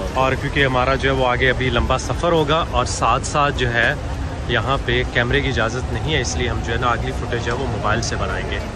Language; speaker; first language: Hindi; native; Hindi